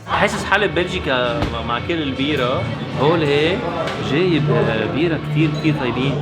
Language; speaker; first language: Arabic; non-native, learner; French